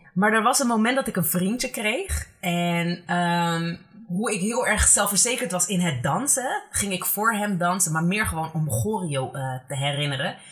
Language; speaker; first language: Dutch; native; Dutch